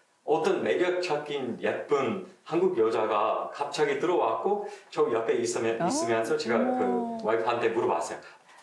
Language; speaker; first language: Korean; non-native, fluent; English